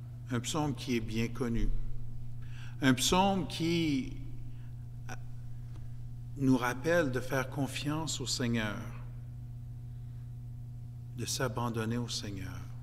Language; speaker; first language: French; native; French